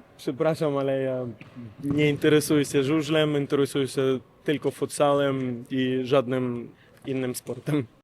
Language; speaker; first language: Polish; non-native, learner; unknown